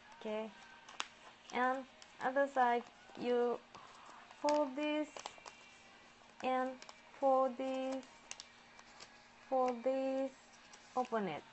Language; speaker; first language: English; non-native, learner; Japanese